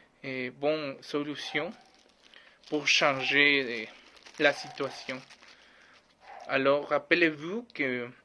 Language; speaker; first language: French; non-native, learner; Spanish